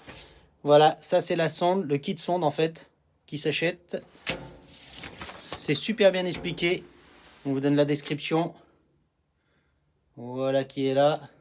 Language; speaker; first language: French; native; French